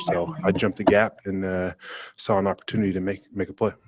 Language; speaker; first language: English; native; English